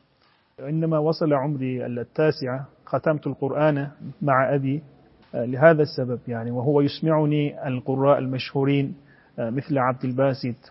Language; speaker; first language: Arabic; non-native, fluent; Turkish